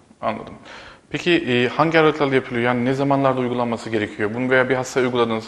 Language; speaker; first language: Turkish; native; Turkish